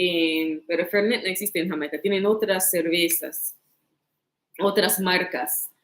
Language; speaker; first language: Spanish; non-native, fluent; English